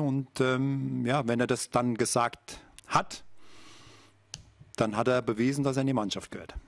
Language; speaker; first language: German; native; German